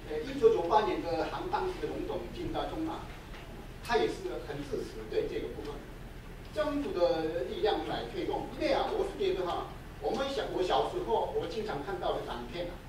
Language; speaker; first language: Chinese; non-native, fluent; Korean